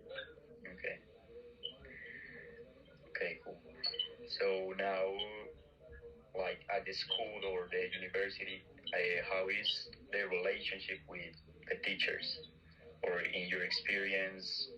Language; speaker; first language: English; non-native, fluent; Spanish